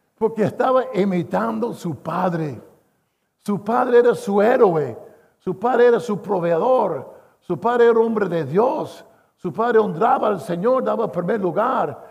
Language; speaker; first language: Spanish; non-native, fluent; English